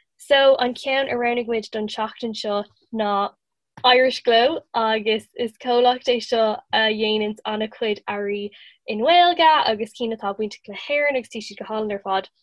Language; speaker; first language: Irish; non-native, local second language; English